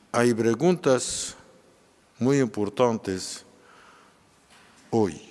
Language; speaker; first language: Spanish; non-native, fluent; Arabic